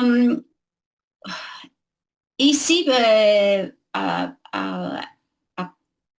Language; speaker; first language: French; non-native, learner; English